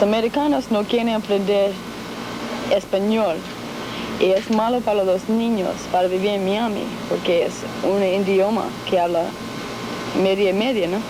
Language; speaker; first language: Spanish; non-native, learner; English